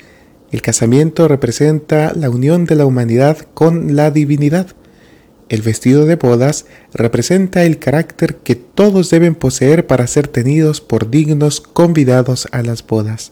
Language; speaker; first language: Spanish; native; Spanish